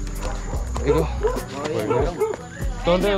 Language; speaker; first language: Spanish; non-native, learner; English